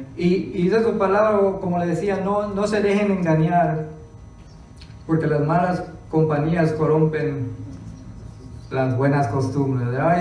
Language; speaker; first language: Spanish; early bilingual, other home language; English